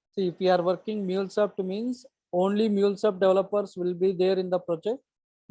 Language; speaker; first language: English; non-native, local second language; Telugu